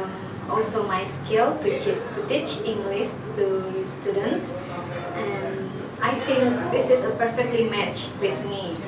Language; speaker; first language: English; non-native, learner; Indonesian